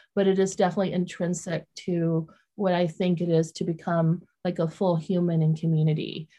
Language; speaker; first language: English; early bilingual, other home language; Vietnamese